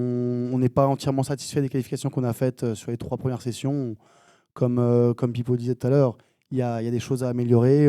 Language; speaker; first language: French; native; French